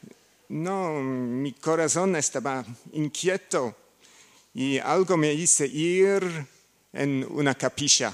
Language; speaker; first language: Spanish; non-native, learner; German